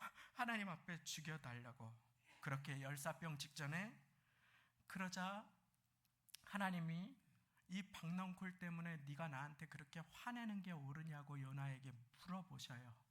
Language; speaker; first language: Korean; native; Korean